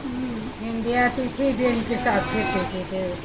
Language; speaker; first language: Hindi; non-native, local second language; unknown